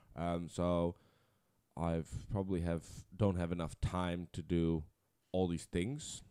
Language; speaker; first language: English; non-native, fluent; Dutch